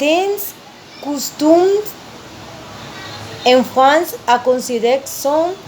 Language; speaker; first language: French; non-native, learner; Spanish